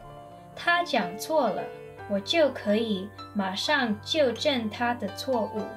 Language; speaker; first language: Chinese; non-native, fluent; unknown